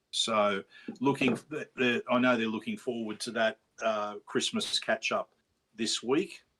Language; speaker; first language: English; native; English